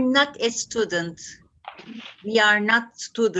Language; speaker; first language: English; non-native, learner; Turkish